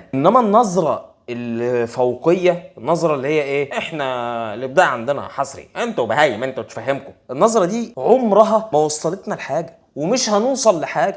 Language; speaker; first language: Arabic; native; Arabic